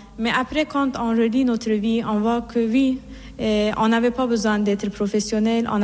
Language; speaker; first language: French; non-native, fluent; Persian